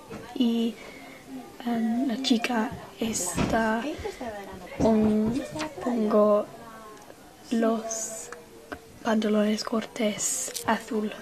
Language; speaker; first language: Spanish; non-native, learner; English